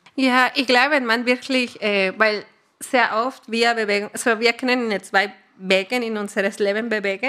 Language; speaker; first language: German; non-native, fluent; Spanish